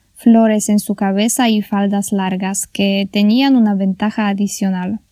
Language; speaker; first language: Spanish; non-native, fluent; Polish